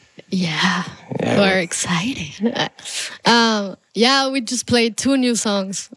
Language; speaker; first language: English; non-native, fluent; Spanish